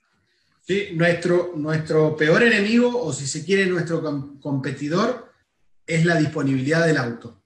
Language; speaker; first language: Spanish; native; Spanish